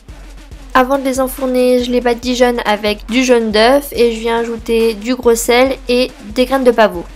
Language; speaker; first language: French; native; French